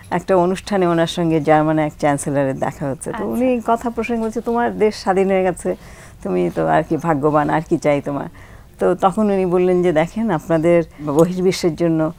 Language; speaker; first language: Bangla; native; Bangla